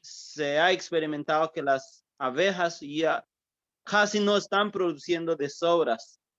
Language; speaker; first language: Spanish; early bilingual, heritage; English